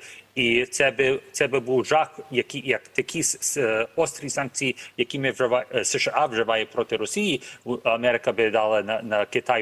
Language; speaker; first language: Ukrainian; early bilingual, heritage; Ukrainian